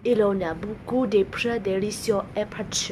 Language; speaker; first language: French; non-native, learner; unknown